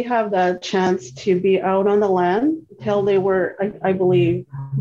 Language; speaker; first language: English; non-native, fluent; Cree